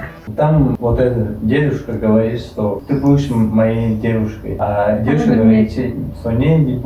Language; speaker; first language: Russian; non-native, local second language; Tajik